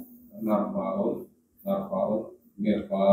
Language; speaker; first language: Arabic; non-native, learner; Indonesian